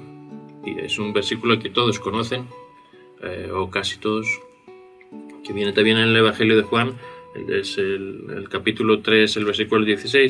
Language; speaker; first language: Spanish; non-native, fluent; Greek